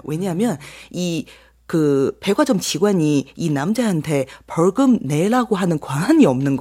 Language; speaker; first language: Korean; non-native, fluent; Chinese